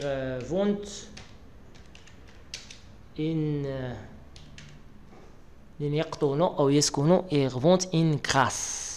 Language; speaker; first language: German; non-native, learner; Arabic